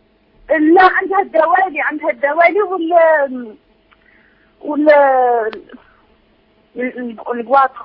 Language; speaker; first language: Arabic; native; Arabic